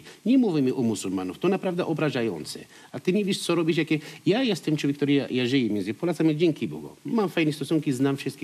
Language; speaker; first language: Polish; non-native, learner; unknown